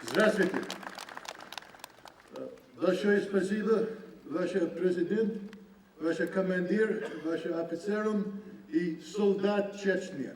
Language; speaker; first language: Russian; non-native, learner; English